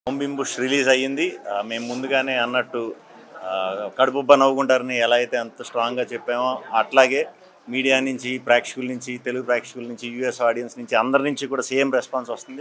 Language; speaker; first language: Telugu; native; Telugu